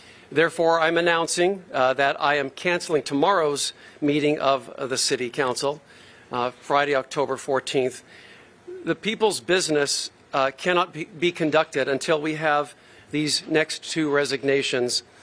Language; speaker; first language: English; native; English